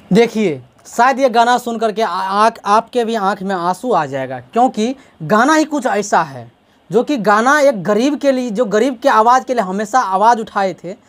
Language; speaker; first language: Hindi; native; Hindi